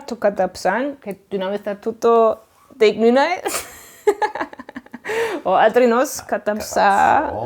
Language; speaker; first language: Greek; non-native, fluent; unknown